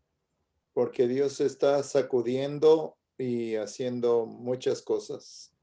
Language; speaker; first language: Spanish; native; Spanish